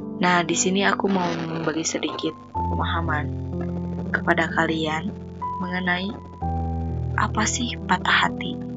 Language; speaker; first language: Indonesian; non-native, local second language; Sundanese